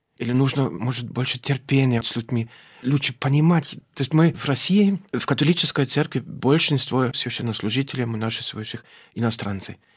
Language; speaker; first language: Russian; non-native, fluent; German